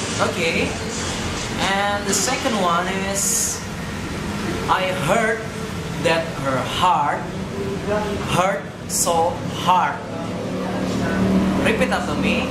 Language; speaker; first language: English; non-native, learner; Indonesian